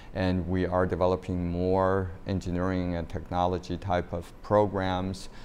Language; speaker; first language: English; non-native, fluent; Chinese